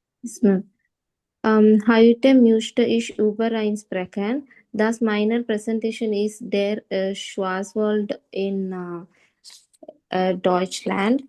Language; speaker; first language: German; non-native, learner; Tamil